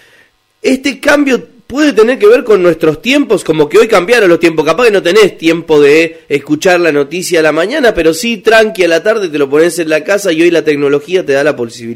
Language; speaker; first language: Spanish; native; Spanish